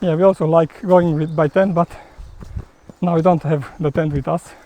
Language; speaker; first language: English; non-native, fluent; Romanian